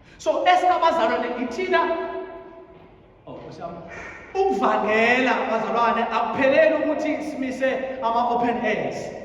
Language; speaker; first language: Zulu; non-native, local second language; Xhosa